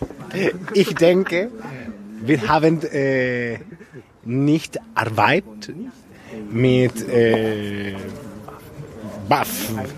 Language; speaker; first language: German; non-native, learner; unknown